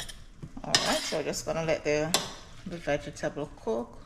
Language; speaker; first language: English; non-native, local second language; Jamaican Creole English